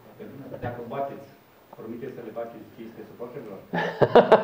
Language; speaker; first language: Romanian; native; Romanian